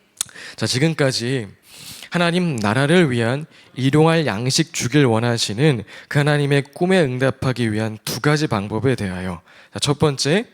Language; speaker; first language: Korean; native; Korean